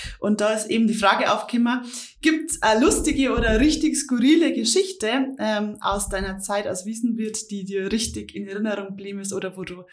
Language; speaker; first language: German; native; German